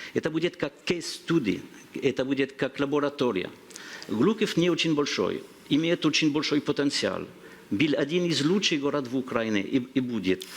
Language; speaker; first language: Russian; non-native, learner; French